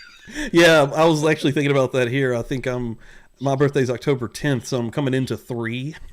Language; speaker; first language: English; native; English